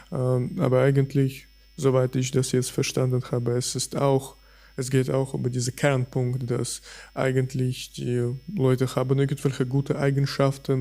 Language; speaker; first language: German; non-native, fluent; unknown